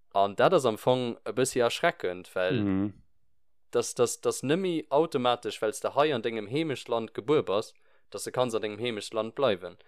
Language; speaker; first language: Luxembourgish; early bilingual, other home language; English